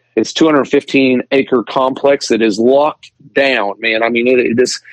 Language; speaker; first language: English; native; English